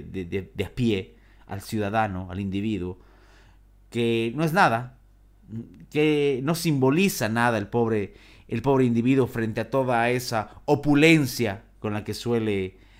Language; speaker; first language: Spanish; native; Spanish